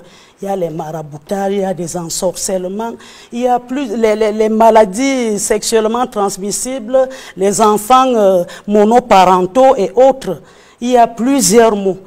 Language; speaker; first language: French; non-native, local second language; Fang